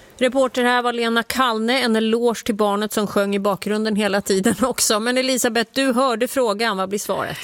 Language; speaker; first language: Swedish; native; Swedish